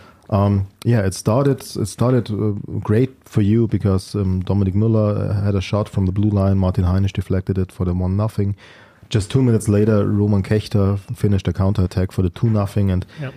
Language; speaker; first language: English; non-native, fluent; German